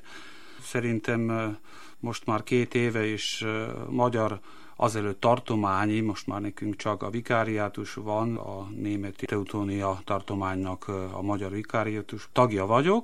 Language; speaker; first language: Hungarian; non-native, local second language; Slovak